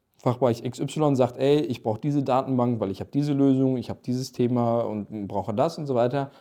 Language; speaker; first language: German; early bilingual, other home language; Turkish